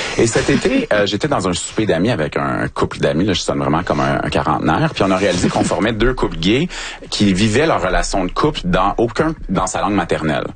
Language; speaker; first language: French; native; French